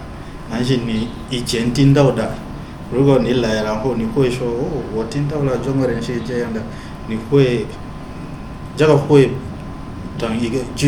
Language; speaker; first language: Chinese; non-native, fluent; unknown